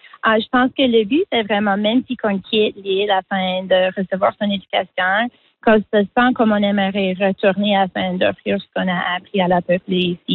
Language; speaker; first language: French; native; French